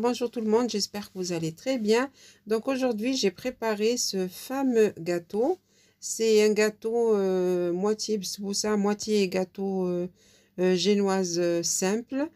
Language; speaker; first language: French; non-native, local second language; Arabic